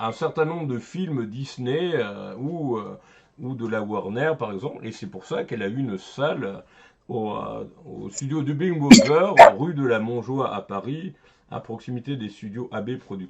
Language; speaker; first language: French; native; French